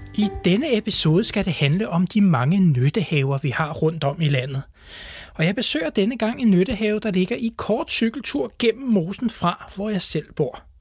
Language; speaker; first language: Danish; native; Danish